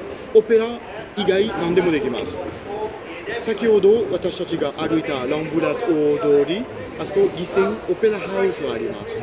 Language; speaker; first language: Japanese; non-native, fluent; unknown